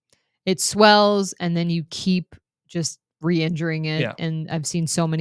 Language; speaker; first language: English; native; English